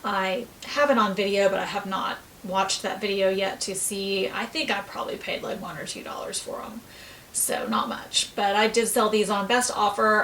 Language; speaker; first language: English; native; English